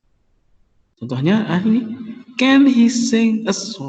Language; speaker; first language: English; non-native, fluent; Indonesian